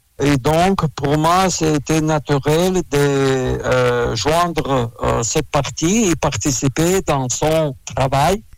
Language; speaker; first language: French; non-native, learner; Russian